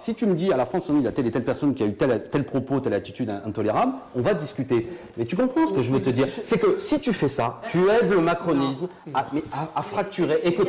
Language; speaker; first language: French; native; French